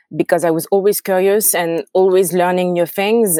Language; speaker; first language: English; non-native, fluent; French